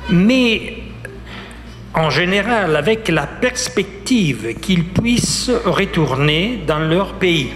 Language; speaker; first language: French; non-native, fluent; Italian